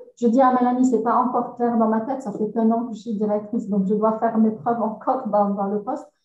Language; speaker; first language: French; non-native, local second language; Arabic